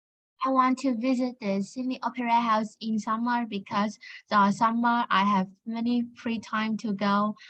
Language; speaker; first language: English; non-native, learner; Vietnamese